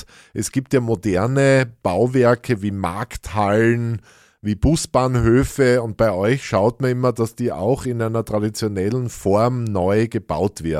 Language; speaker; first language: German; native; German